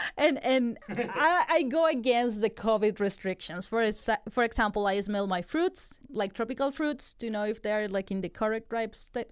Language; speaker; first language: English; non-native, fluent; Spanish